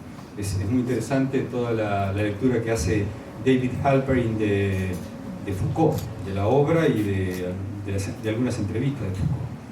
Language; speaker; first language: Spanish; native; Spanish